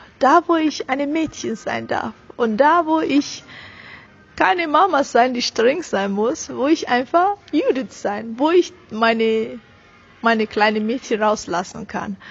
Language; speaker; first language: German; non-native, fluent; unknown